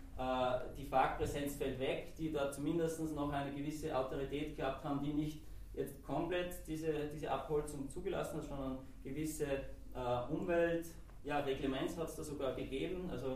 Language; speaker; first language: German; native; German